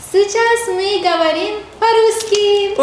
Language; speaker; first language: Russian; non-native, learner; Persian